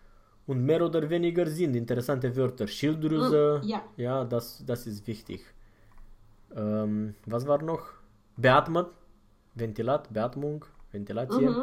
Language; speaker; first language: German; non-native, fluent; Romanian